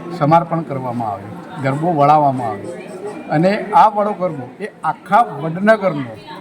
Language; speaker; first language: Gujarati; native; Gujarati